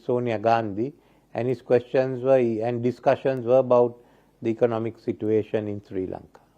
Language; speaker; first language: English; non-native, local second language; Sinhala